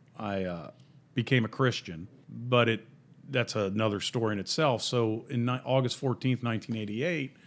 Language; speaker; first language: English; native; English